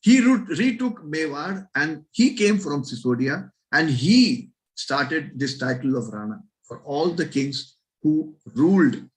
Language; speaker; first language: English; non-native, local second language; Marathi